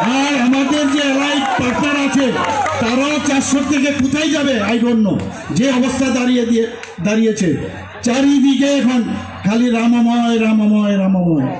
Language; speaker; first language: Bangla; native; Bangla